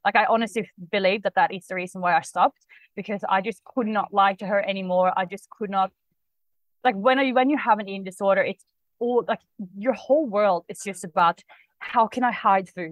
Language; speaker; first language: English; non-native, fluent; Swedish